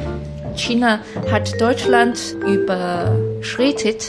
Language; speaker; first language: German; non-native, learner; Chinese